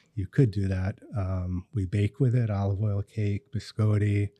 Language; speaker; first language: English; native; English